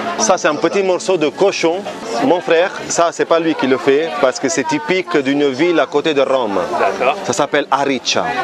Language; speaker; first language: French; non-native, fluent; Italian